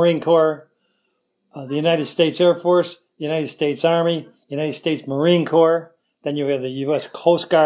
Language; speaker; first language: English; native; English